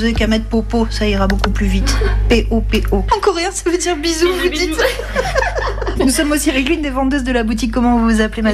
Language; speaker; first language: French; native; French